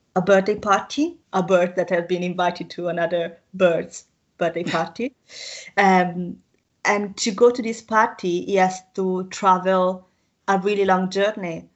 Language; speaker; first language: English; non-native, fluent; Italian